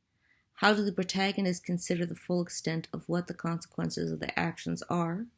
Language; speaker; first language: English; native; English